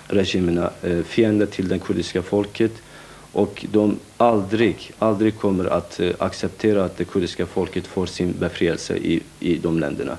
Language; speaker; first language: Swedish; non-native, fluent; Kurdish